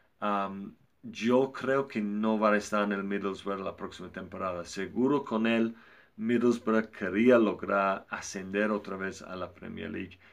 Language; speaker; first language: Spanish; non-native, fluent; English